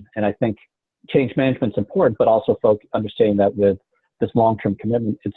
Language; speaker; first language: English; native; English